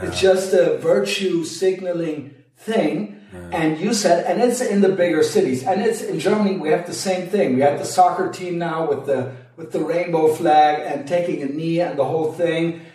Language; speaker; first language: English; non-native, fluent; German